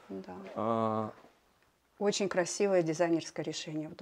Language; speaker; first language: Russian; native; Russian